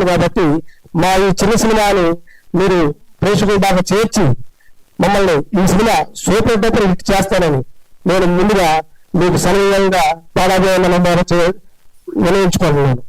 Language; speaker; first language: Telugu; native; Telugu